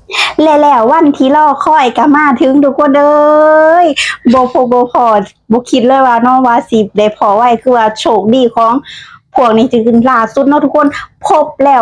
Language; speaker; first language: Thai; non-native, local second language; Lao